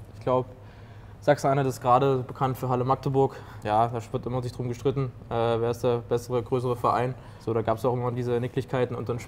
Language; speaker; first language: German; native; German